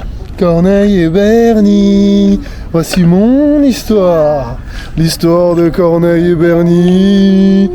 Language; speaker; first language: French; native; French